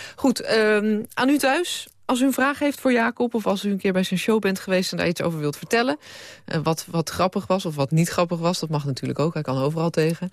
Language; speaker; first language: Dutch; native; Dutch